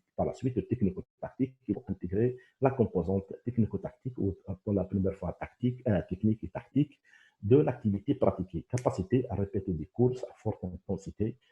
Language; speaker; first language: French; non-native, local second language; Arabic